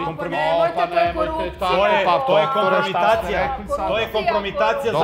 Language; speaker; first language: Serbian; native; Serbian